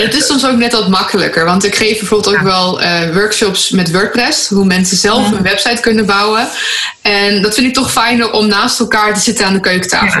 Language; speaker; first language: Dutch; native; Dutch